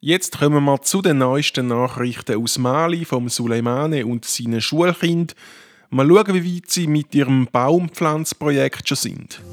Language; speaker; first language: German; native; German